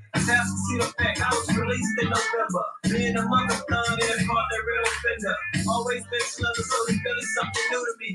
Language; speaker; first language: English; native; English